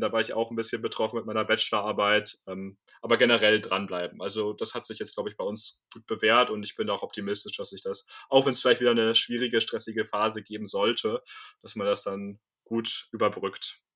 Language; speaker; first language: German; native; German